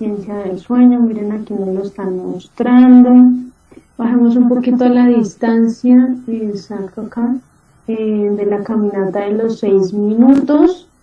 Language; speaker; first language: Spanish; native; Spanish